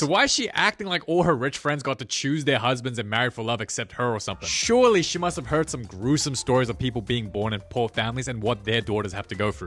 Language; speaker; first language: English; native; English